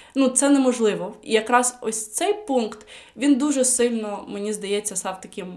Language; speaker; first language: Ukrainian; non-native, local second language; Russian